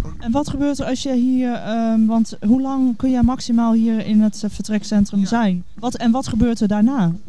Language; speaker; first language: Dutch; native; Dutch